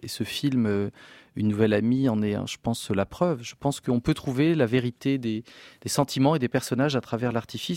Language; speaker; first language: French; native; French